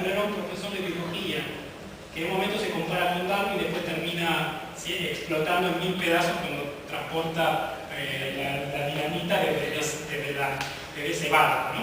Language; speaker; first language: Spanish; native; Spanish